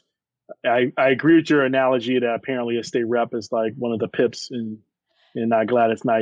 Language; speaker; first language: English; native; English